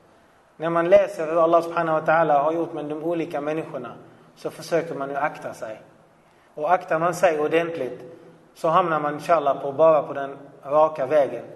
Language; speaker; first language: Swedish; non-native, fluent; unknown